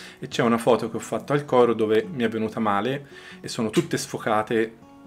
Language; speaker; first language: Italian; early bilingual, other home language; Spanish